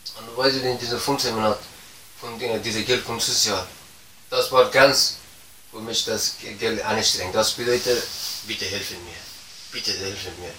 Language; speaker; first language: German; non-native, learner; Persian